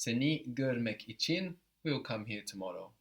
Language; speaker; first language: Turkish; non-native, fluent; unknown